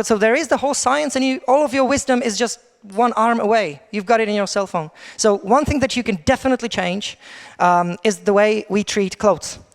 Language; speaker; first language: English; non-native, fluent; Czech